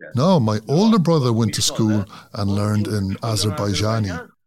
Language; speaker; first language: English; non-native, fluent; Azerbaijani